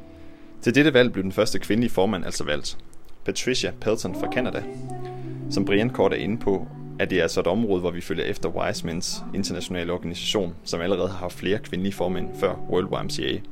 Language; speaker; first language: Danish; native; Danish